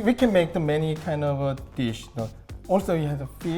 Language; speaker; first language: English; non-native, learner; Korean